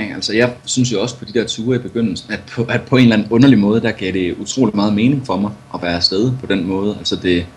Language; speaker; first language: Danish; native; Danish